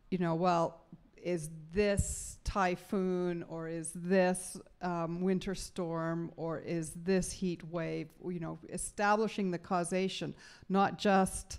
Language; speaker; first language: English; native; English